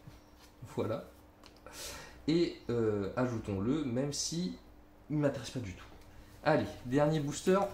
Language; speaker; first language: French; native; French